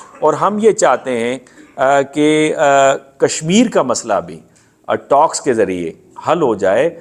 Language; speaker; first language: Urdu; non-native, local second language; Sindhi